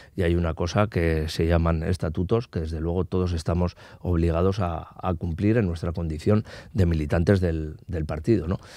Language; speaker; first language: Spanish; non-native, local second language; Basque